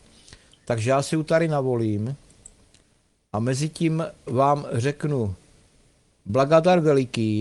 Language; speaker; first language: Czech; native; Czech